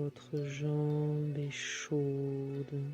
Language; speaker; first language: French; native; French